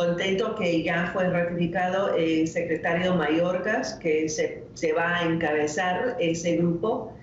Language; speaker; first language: Spanish; non-native, fluent; English